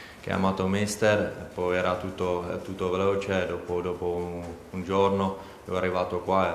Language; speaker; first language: Italian; non-native, learner; Czech